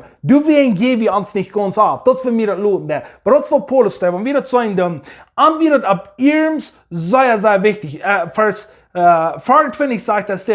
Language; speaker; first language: German; non-native, learner; English